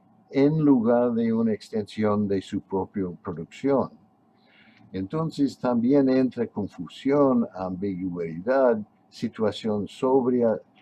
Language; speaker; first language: Spanish; non-native, fluent; English